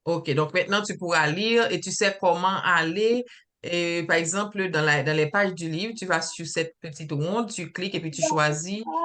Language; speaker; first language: French; native; French